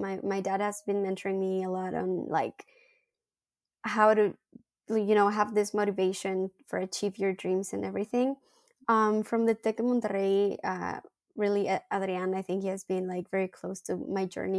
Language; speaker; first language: English; non-native, fluent; Spanish